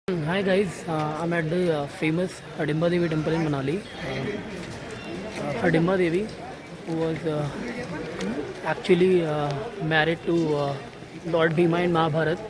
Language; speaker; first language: English; non-native, local second language; Hindi